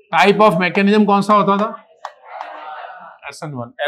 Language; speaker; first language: Hindi; native; Hindi